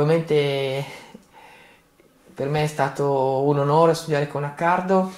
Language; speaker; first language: Italian; native; Italian